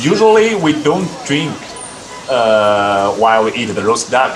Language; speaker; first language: English; non-native, fluent; Chinese